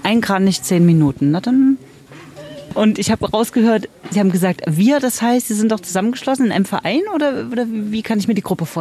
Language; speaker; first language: German; native; German